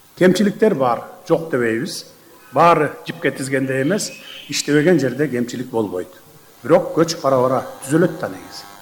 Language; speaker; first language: Kyrgyz; native; Kyrgyz